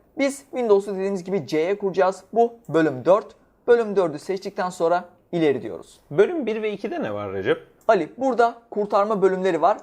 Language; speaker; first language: Turkish; native; Turkish